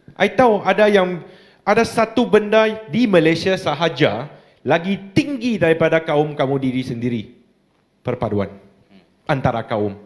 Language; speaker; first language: Malay; non-native, local second language; Chinese